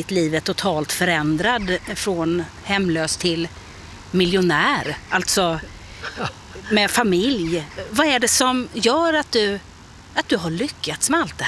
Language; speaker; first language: Swedish; native; Swedish